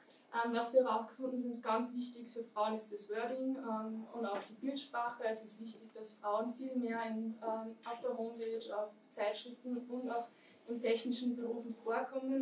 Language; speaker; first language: German; native; German